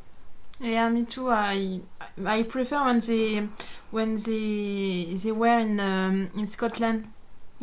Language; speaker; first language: English; non-native, learner; French